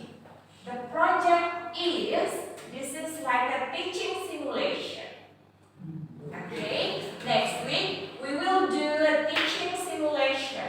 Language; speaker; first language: English; non-native, fluent; Indonesian